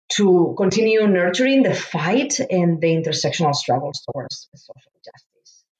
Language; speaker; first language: English; non-native, fluent; Spanish